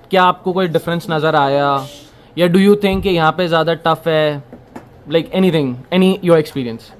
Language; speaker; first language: Urdu; native; Urdu